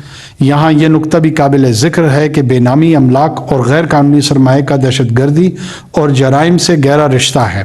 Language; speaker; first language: Urdu; non-native, local second language; Pashto